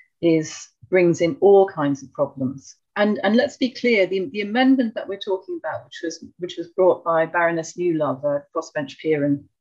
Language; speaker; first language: English; native; English